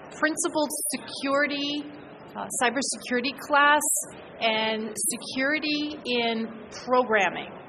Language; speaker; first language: English; native; English